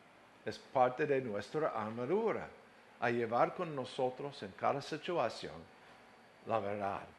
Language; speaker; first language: Spanish; non-native, fluent; English